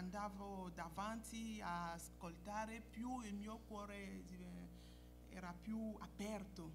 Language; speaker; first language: Italian; non-native, fluent; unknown